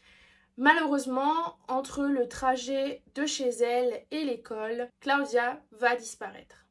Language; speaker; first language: French; early bilingual, other home language; Portuguese